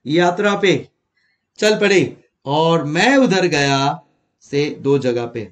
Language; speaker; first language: Hindi; native; Hindi